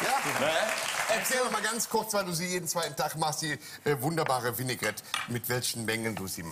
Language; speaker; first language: German; native; German